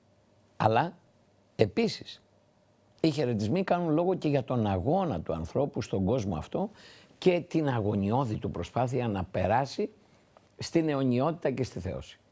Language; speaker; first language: Greek; native; Greek